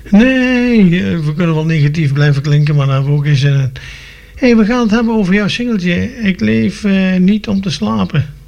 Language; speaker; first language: Dutch; native; Dutch